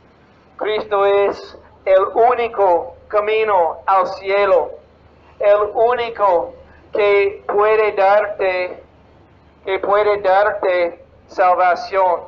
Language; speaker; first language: Spanish; non-native, fluent; English